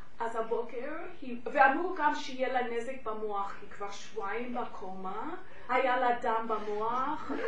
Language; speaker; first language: Hebrew; non-native, fluent; English